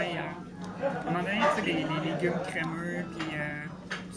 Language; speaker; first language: French; native; French